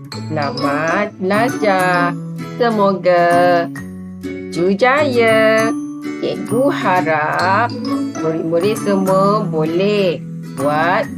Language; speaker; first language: Malay; native; Malay